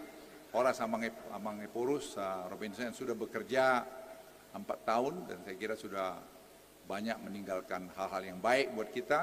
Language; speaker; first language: Indonesian; native; Indonesian